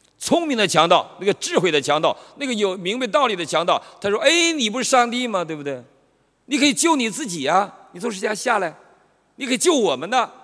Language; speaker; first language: Chinese; native; Chinese